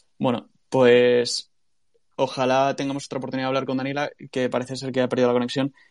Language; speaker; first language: Spanish; native; Spanish